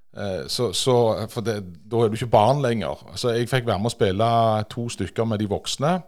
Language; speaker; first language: Norwegian; native; Norwegian